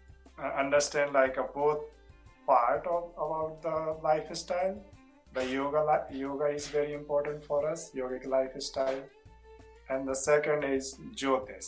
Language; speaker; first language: English; non-native, local second language; Hindi